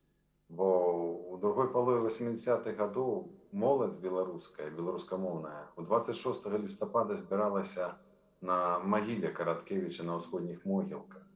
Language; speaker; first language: Belarusian; non-native, local second language; Russian